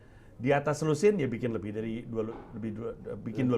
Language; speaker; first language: Indonesian; native; Indonesian